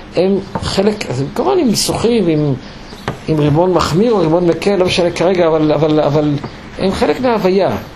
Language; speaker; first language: Hebrew; non-native, fluent; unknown